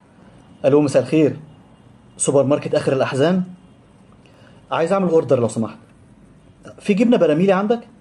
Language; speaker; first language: Arabic; native; Arabic